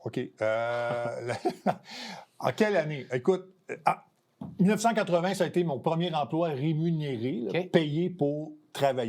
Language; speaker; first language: French; native; French